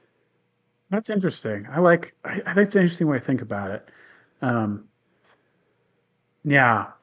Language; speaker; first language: English; native; English